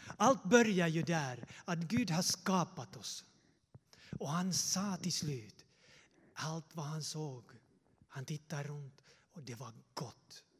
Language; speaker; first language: Swedish; non-native, fluent; Finnish